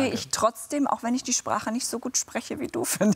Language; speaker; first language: German; native; German